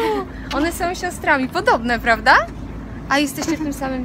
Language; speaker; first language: Polish; native; Polish